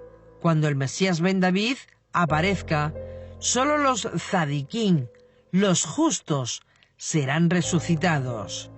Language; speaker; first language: Spanish; native; Spanish